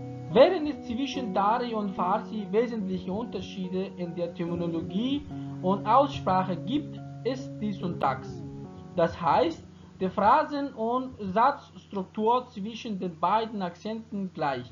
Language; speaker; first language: German; non-native, fluent; Persian